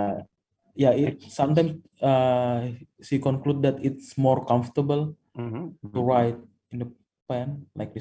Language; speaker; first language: English; non-native, fluent; Indonesian